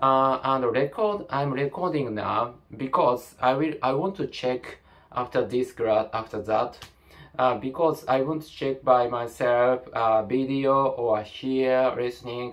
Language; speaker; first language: English; non-native, learner; Japanese